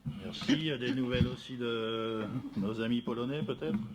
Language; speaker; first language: French; native; French